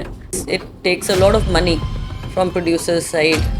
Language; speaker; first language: Tamil; non-native, fluent; Hindi